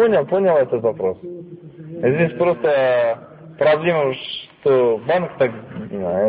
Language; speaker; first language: Russian; non-native, fluent; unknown